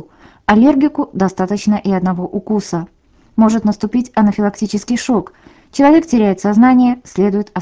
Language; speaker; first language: Russian; native; Russian